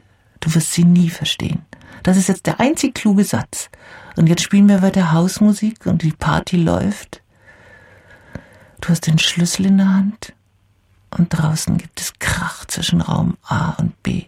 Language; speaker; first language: German; native; German